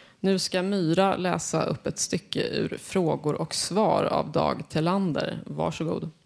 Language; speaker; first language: Swedish; native; Swedish